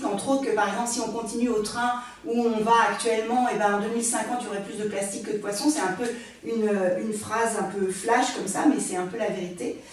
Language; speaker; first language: French; native; French